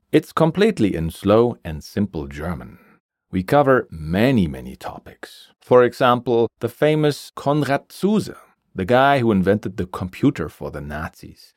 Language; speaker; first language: English; non-native, fluent; German